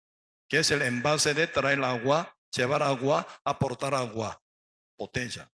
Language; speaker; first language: Spanish; non-native, learner; Korean